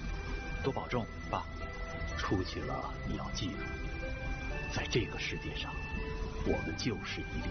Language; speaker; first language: Chinese; native; Chinese